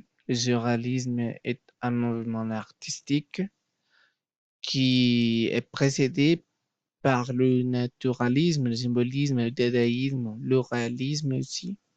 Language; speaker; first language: French; non-native, learner; Spanish